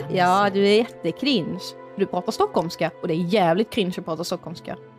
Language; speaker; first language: Swedish; native; Swedish